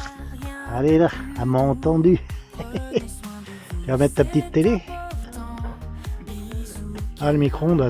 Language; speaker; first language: French; native; French